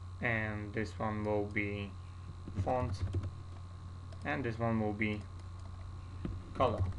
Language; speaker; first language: English; non-native, fluent; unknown